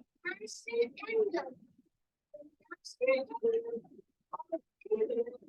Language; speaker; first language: English; non-native, learner; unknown